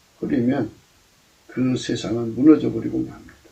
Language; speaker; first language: Korean; native; Korean